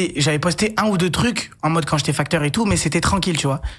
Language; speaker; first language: French; native; French